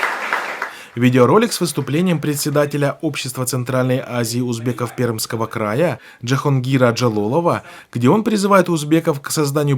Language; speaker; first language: Russian; native; Russian